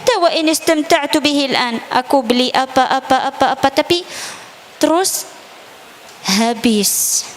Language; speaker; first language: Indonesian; non-native, learner; Arabic